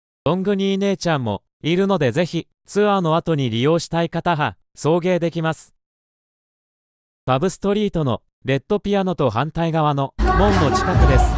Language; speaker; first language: Japanese; non-native, fluent; Khmer